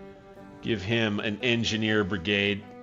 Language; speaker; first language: English; native; English